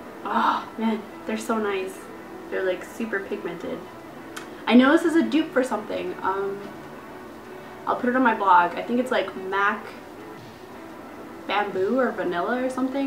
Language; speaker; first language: English; native; English